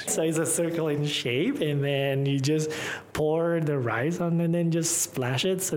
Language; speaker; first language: English; non-native, fluent; Indonesian